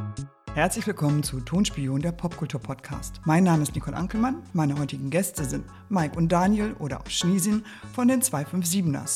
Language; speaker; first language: German; native; German